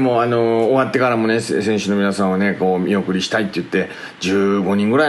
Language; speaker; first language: Japanese; native; Japanese